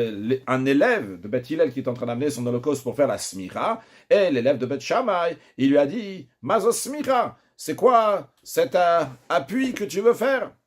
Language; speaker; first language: French; native; French